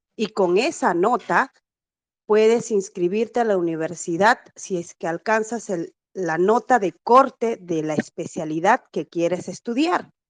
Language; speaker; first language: Spanish; native; Spanish